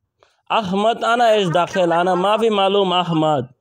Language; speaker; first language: Arabic; non-native, learner; Bangla